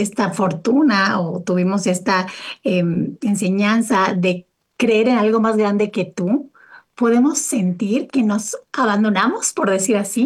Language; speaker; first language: Spanish; native; Spanish